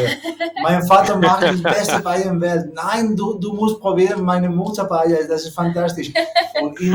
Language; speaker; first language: German; non-native, learner; Spanish